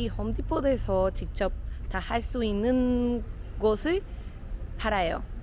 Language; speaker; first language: Korean; non-native, learner; Spanish